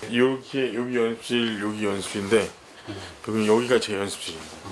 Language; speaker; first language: Korean; native; Korean